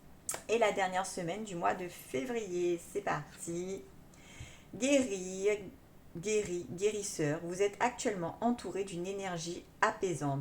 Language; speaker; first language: French; native; French